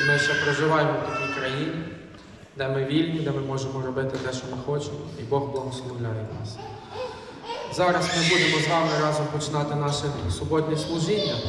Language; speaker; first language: Ukrainian; native; Ukrainian